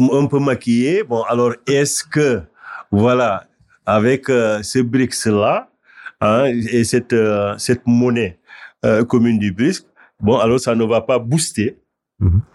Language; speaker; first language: French; non-native, local second language; Wolof